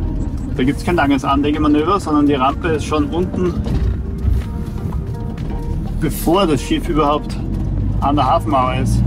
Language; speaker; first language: German; native; German